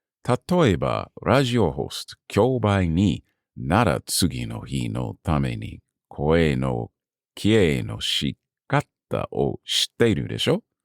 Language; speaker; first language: Japanese; non-native, learner; English